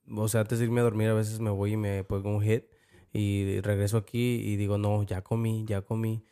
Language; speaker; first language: Spanish; early bilingual, heritage; Spanish